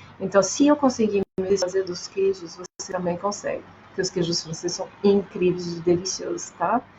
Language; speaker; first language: Portuguese; non-native, fluent; French